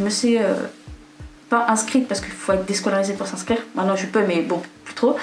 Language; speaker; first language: French; non-native, local second language; Arabic